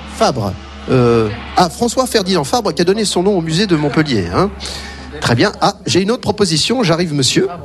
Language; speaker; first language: French; native; French